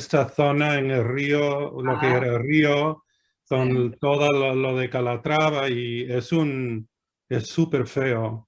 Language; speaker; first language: Spanish; non-native, fluent; English